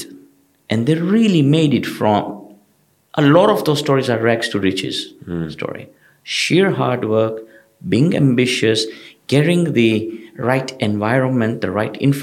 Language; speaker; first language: English; non-native, local second language; Gujarati